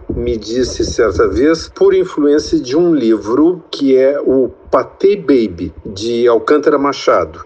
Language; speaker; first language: Portuguese; native; Portuguese